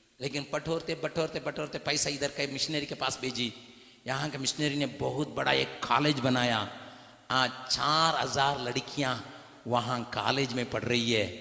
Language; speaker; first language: Hindi; non-native, local second language; Tamil